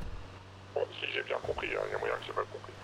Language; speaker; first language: French; native; French